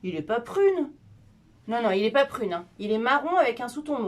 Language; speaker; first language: French; native; French